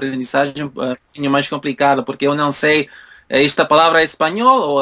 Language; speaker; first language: Portuguese; non-native, learner; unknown